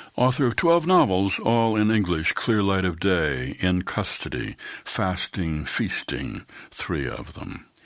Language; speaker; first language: English; native; English